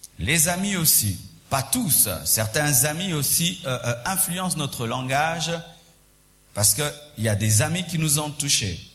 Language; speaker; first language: French; non-native, local second language; Swahili